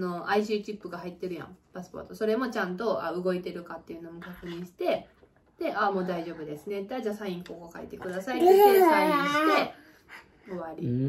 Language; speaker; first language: Japanese; native; Japanese